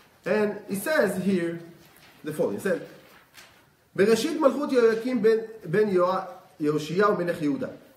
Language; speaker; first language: English; non-native, fluent; Hebrew